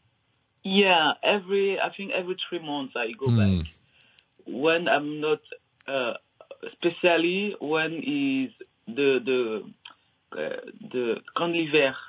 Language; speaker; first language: English; non-native, learner; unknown